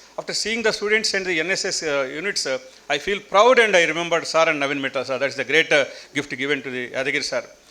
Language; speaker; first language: English; non-native, local second language; Telugu